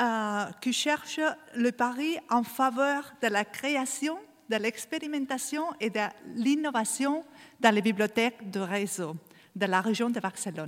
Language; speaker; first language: French; non-native, learner; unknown